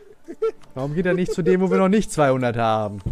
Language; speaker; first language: German; native; German